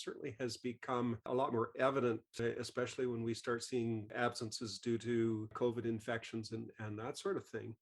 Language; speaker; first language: English; native; English